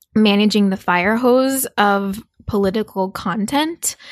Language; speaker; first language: English; early bilingual, other home language; Korean